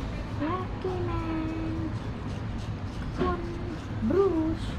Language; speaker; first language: English; non-native, learner; Thai